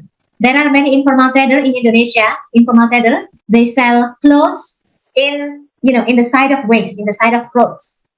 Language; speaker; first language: English; non-native, fluent; Indonesian